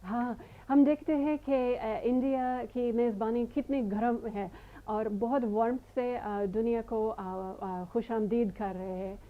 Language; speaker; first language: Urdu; non-native, fluent; English